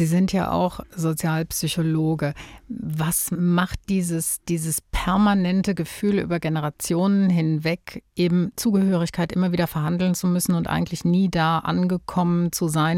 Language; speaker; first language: German; native; German